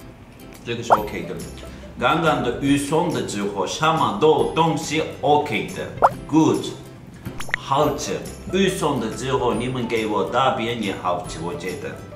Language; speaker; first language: Chinese; non-native, fluent; Turkish